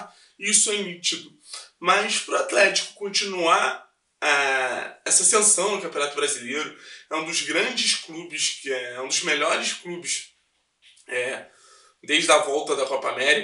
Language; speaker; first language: Portuguese; native; Portuguese